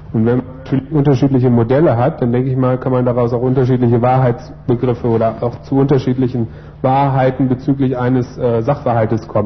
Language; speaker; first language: German; native; German